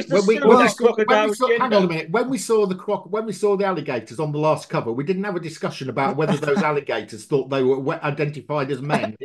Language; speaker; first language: English; native; English